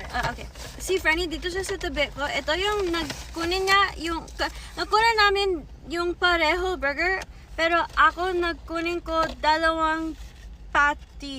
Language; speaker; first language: Filipino; non-native, learner; English